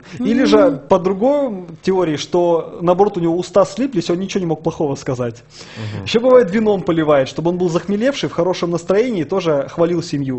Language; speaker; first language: Russian; native; Russian